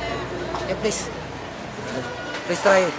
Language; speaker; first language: English; non-native, learner; Indonesian